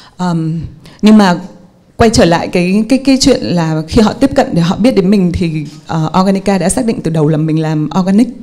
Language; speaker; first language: Vietnamese; native; Vietnamese